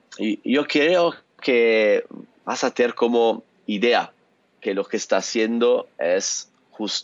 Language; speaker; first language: Spanish; non-native, learner; Italian